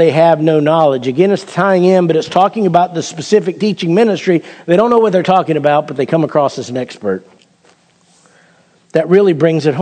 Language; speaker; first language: English; native; English